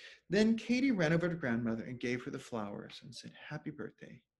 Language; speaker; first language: English; native; English